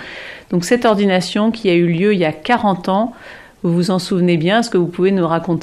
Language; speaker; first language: French; native; French